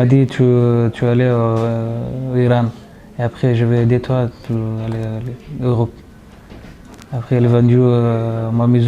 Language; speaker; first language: French; non-native, learner; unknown